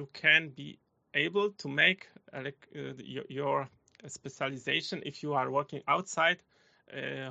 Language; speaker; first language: English; non-native, learner; Polish